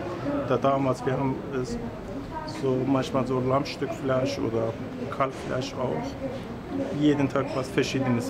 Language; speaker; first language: German; non-native, learner; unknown